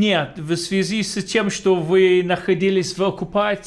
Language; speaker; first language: Russian; non-native, fluent; English